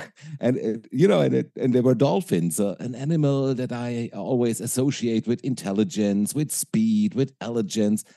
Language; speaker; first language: English; non-native, fluent; German